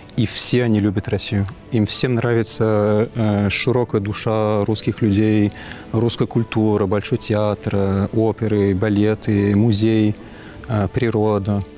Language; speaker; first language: Russian; non-native, fluent; English